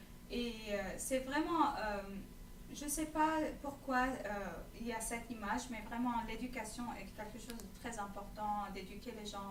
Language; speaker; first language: French; non-native, fluent; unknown